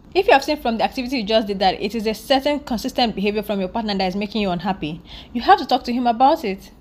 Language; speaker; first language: English; non-native, local second language; Yoruba